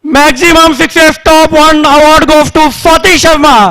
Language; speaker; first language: Hindi; non-native, local second language; Marathi